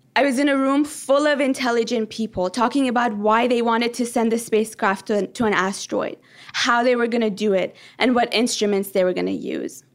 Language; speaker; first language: English; early bilingual, other home language; Persian